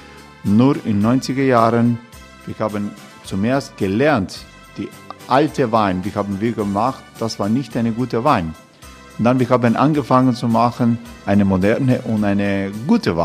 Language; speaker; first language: German; non-native, learner; Croatian